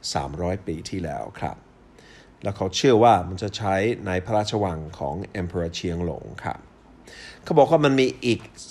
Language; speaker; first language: Thai; non-native, fluent; English